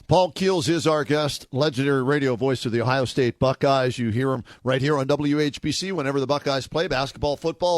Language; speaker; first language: English; native; English